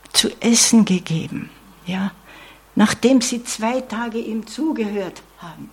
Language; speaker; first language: German; non-native, fluent; English